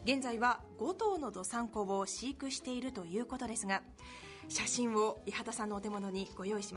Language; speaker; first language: Japanese; native; Japanese